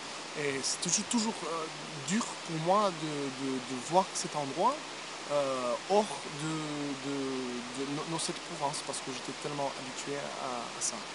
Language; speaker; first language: French; early bilingual, heritage; English